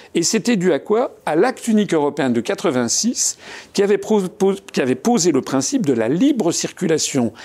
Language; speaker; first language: French; native; French